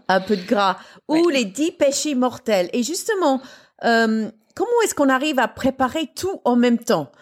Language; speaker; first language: French; non-native, fluent; English